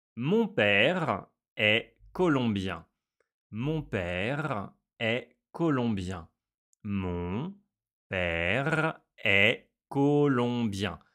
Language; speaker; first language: French; native; French